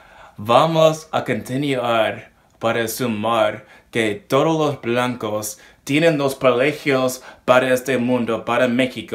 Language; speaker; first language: Spanish; non-native, learner; English